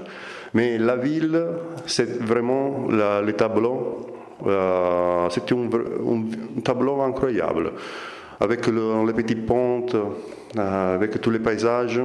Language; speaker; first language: French; non-native, fluent; Italian